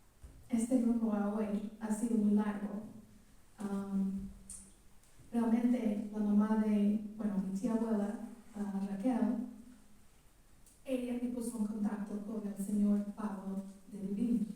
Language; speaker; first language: Spanish; early bilingual, heritage; English